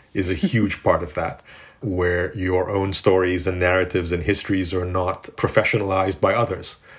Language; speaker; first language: English; native; English